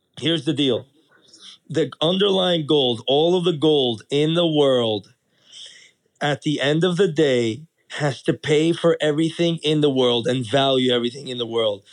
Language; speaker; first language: English; early bilingual, other home language; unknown